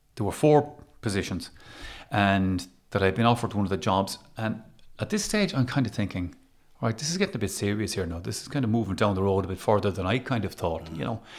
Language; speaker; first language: English; native; English